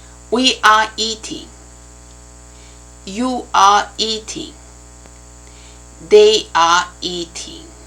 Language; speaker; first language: English; non-native, fluent; Korean